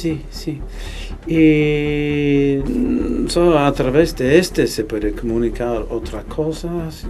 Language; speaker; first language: Spanish; non-native, fluent; English